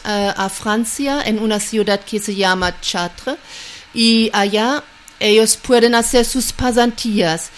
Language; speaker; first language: Spanish; non-native, fluent; German